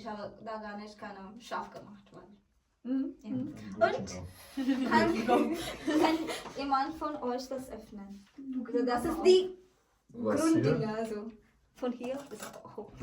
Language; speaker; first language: German; non-native, learner; Malayalam